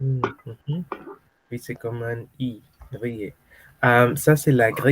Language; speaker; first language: French; non-native, fluent; Spanish